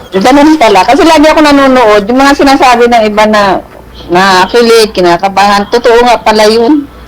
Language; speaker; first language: Filipino; non-native, local second language; Hiligaynon